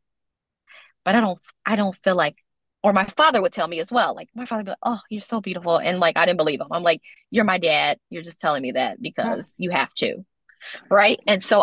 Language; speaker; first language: English; native; English